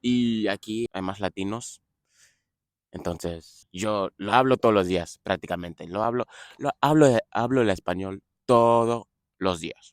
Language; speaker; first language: Spanish; non-native, fluent; English